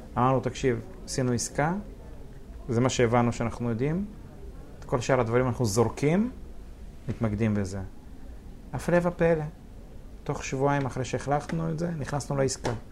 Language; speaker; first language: Hebrew; early bilingual, other home language; Russian